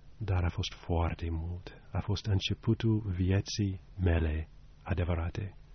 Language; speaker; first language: Romanian; non-native, fluent; English